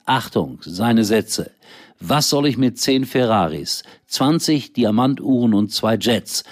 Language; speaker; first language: German; native; German